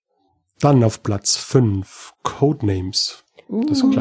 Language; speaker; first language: German; native; German